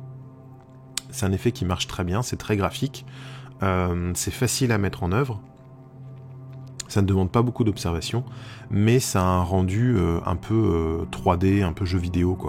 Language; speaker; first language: French; native; French